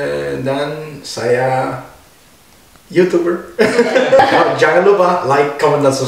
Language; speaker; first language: Indonesian; non-native, fluent; Danish